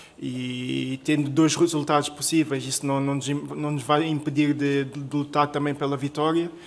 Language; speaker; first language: Portuguese; native; Portuguese